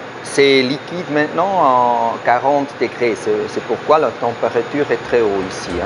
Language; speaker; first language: French; non-native, local second language; German